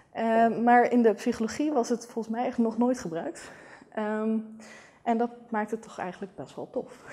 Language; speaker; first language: Dutch; native; Dutch